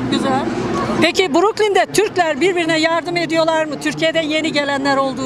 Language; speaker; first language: Turkish; native; Turkish